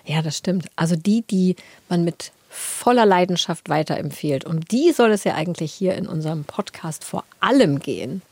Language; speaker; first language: German; native; German